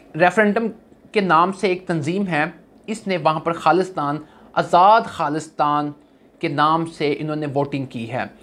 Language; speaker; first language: Urdu; native; Urdu